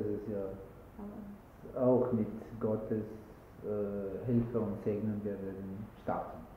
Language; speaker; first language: German; non-native, learner; Arabic